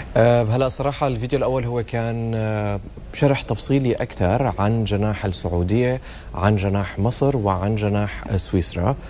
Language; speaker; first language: Arabic; native; Arabic